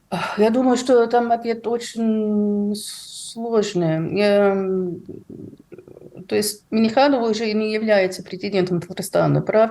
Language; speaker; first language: Russian; non-native, fluent; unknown